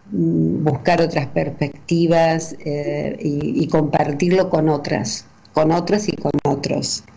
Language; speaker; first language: Spanish; native; Spanish